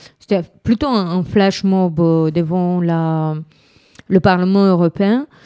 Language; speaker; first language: French; non-native, fluent; Romany